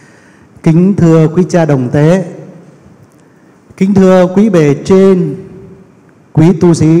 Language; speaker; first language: Vietnamese; native; Vietnamese